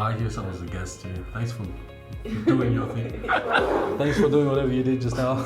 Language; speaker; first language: English; native; English